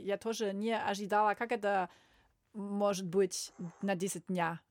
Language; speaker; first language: Russian; non-native, learner; German